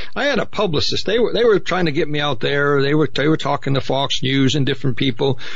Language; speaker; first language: English; native; English